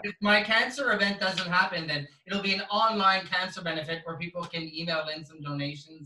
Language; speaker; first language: English; native; English